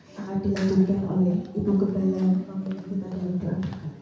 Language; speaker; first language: Indonesian; native; Indonesian